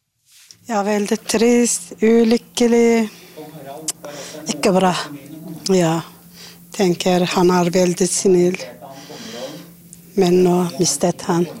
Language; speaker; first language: Norwegian; non-native, learner; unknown